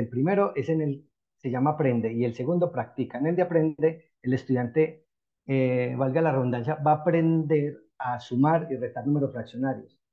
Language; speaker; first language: Spanish; native; Spanish